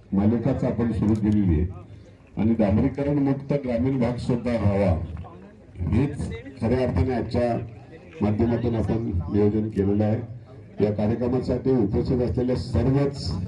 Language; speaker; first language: Marathi; native; Marathi